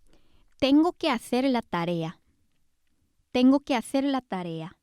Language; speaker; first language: Spanish; non-native, fluent; Korean